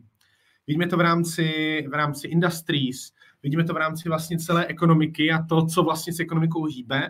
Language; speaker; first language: Czech; native; Czech